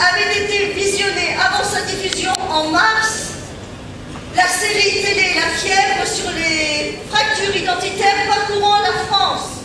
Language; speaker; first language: French; native; French